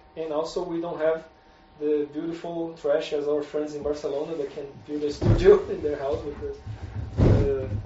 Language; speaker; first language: English; non-native, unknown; Portuguese